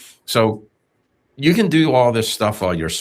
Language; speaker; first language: English; native; English